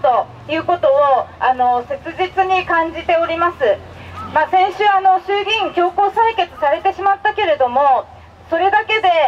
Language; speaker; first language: Japanese; native; Japanese